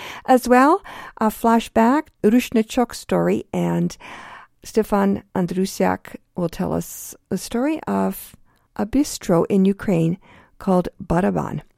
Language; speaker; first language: English; early bilingual, other home language; Ukrainian